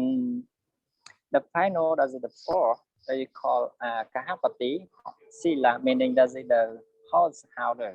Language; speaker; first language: English; non-native, learner; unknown